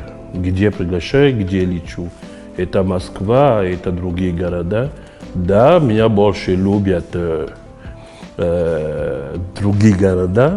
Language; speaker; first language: Russian; non-native, fluent; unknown